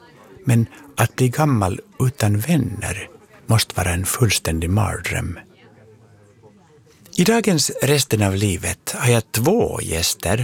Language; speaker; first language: Swedish; native; Swedish